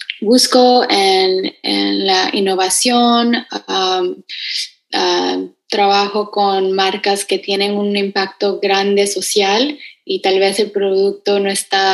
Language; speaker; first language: Spanish; early bilingual, heritage; Spanish